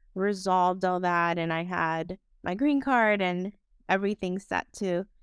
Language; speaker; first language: English; non-native, fluent; Spanish